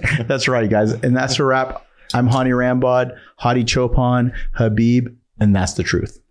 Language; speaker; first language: English; early bilingual, other home language; Persian